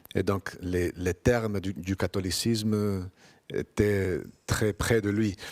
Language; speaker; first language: French; non-native, fluent; Spanish